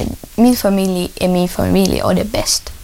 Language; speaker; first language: Swedish; non-native, learner; Ukrainian